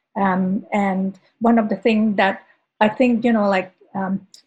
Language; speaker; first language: English; non-native, fluent; Thai